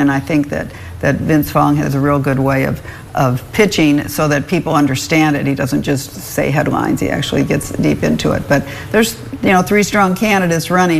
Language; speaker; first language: English; native; English